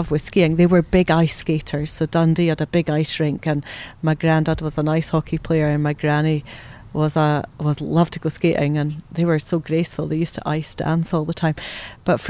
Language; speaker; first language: English; native; English